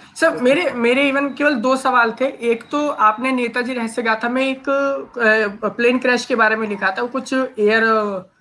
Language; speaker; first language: Hindi; native; Hindi